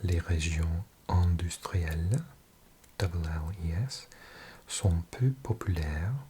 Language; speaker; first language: French; non-native, learner; English